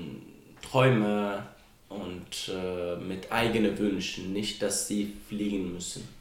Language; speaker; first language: German; non-native, fluent; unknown